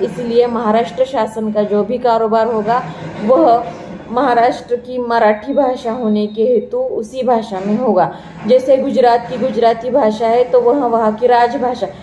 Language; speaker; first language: Hindi; non-native, local second language; Marathi